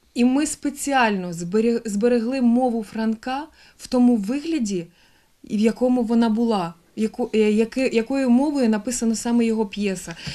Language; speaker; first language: Ukrainian; native; Ukrainian